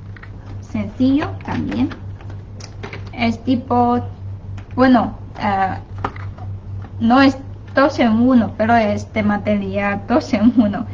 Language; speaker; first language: Spanish; non-native, fluent; Chinese